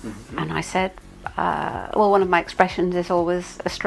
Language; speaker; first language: English; native; English